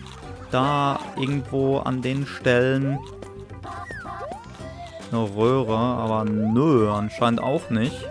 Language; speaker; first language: German; native; German